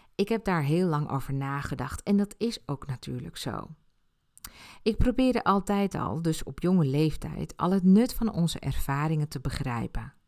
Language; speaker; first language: Dutch; early bilingual, other home language; Spanish